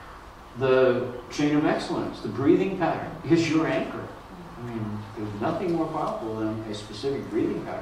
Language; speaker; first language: English; native; English